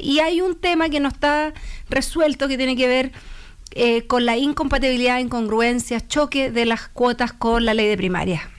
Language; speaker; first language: Spanish; native; Spanish